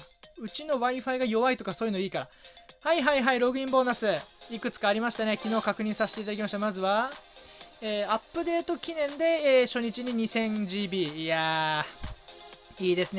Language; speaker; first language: Japanese; native; Japanese